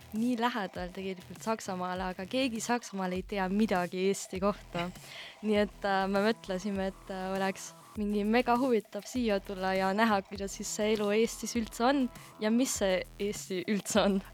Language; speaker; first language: Estonian; non-native, fluent; German